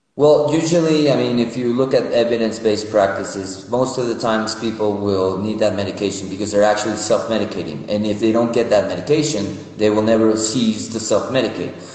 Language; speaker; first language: English; non-native, fluent; Spanish